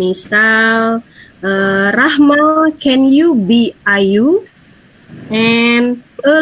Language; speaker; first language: English; non-native, fluent; Indonesian